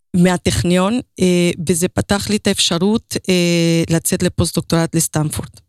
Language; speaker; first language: Hebrew; non-native, fluent; Spanish